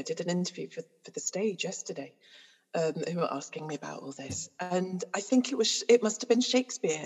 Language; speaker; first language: English; native; English